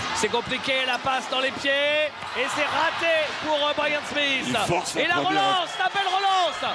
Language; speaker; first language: French; native; French